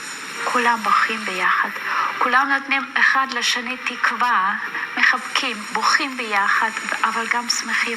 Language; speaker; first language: Hebrew; non-native, fluent; German